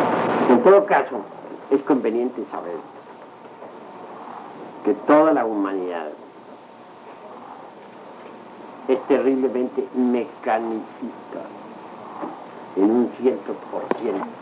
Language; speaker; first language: Spanish; native; Spanish